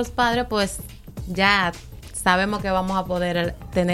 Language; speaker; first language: Spanish; native; Spanish